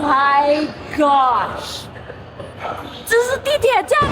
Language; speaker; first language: Chinese; non-native, fluent; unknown